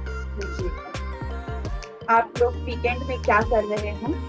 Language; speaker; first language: Hindi; native; Hindi